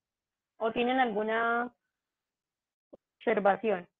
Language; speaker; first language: Spanish; native; Spanish